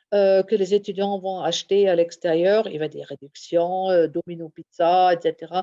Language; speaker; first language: French; non-native, fluent; German